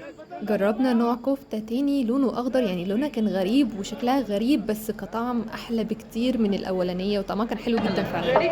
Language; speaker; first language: Arabic; native; Arabic